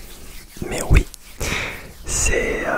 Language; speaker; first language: French; non-native, learner; English